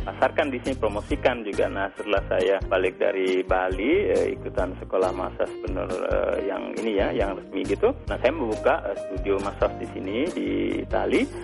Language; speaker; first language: Indonesian; non-native, local second language; Balinese